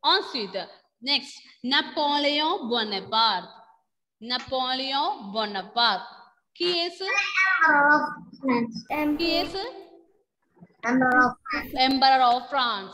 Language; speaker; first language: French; non-native, fluent; Malayalam